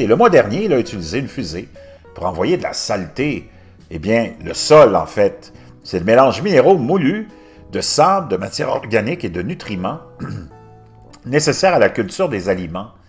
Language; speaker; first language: French; native; French